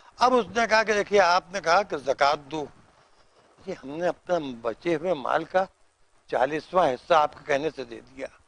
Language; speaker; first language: Urdu; native; Urdu